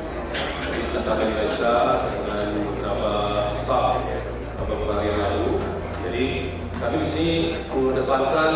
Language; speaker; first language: Indonesian; native; Indonesian